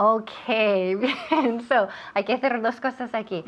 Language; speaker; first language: Spanish; non-native, fluent; English